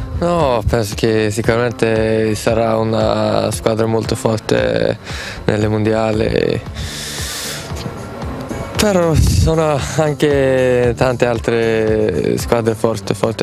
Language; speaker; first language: Italian; non-native, learner; Swedish